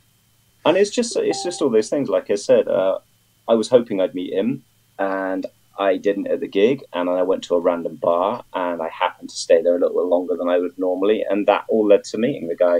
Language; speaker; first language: English; native; English